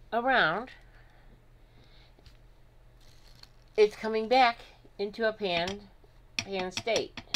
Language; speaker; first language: English; native; English